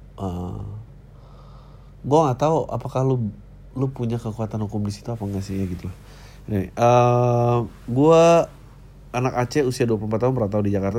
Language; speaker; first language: Indonesian; native; Indonesian